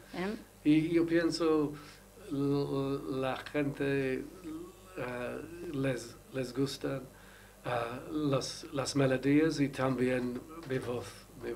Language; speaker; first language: Spanish; non-native, learner; English